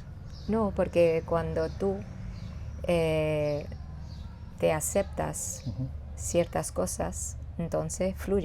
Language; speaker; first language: Spanish; non-native, fluent; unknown